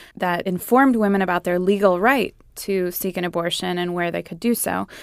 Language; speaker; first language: English; native; English